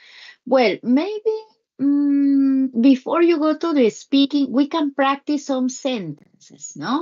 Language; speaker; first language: English; non-native, learner; Spanish